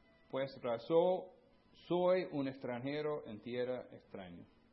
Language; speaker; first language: Spanish; non-native, fluent; English